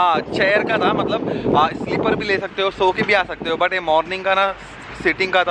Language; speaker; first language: Hindi; native; Hindi